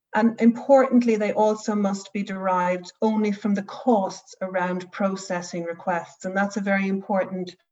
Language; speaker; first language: English; native; English